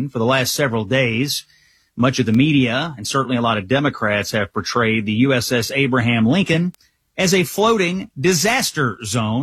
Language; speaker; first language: English; native; English